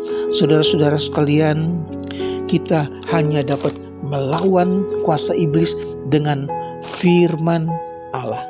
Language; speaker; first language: Indonesian; native; Indonesian